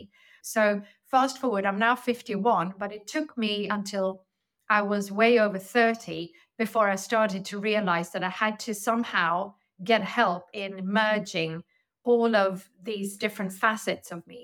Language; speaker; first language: English; non-native, fluent; Swedish